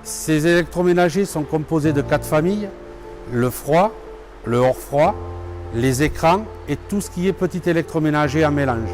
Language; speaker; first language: French; native; French